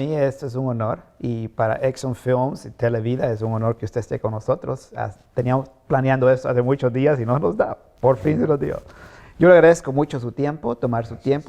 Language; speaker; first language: Spanish; native; Spanish